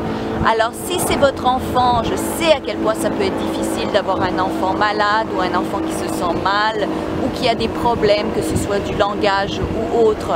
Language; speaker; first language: French; native; French